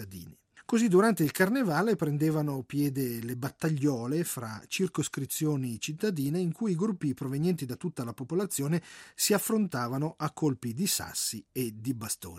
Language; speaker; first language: Italian; native; Italian